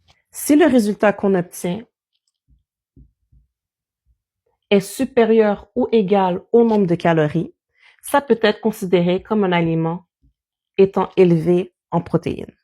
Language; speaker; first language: French; native; French